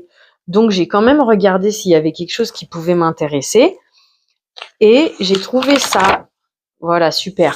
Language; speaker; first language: French; native; French